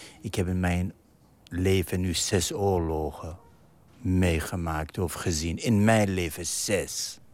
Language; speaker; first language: Dutch; non-native, fluent; Arabic